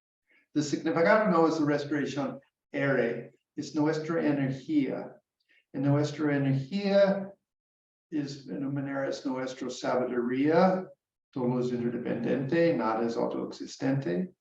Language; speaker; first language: Spanish; non-native, learner; English